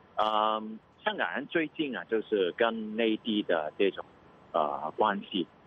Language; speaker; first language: Chinese; non-native, local second language; Cantonese